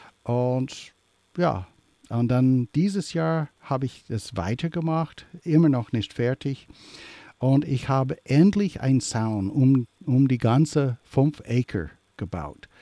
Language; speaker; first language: German; early bilingual, heritage; English